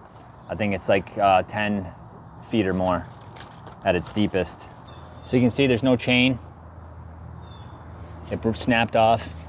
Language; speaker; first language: English; native; English